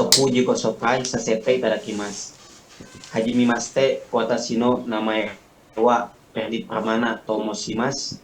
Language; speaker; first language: Japanese; non-native, learner; Indonesian